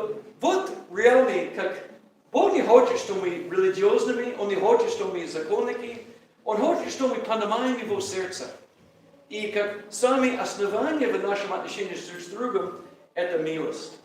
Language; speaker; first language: Russian; non-native, learner; English